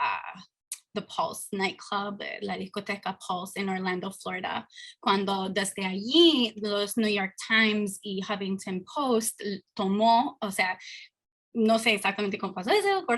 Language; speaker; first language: Spanish; non-native, fluent; English